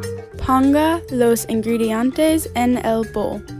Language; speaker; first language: Spanish; non-native, learner; English